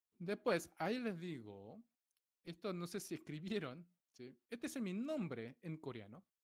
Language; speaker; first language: Spanish; non-native, fluent; Korean